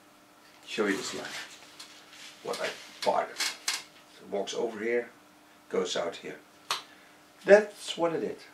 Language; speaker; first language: English; non-native, fluent; Dutch